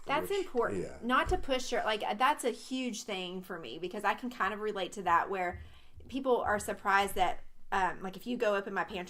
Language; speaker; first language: English; native; English